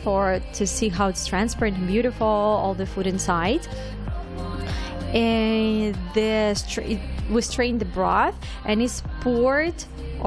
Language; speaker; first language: English; non-native, fluent; Ukrainian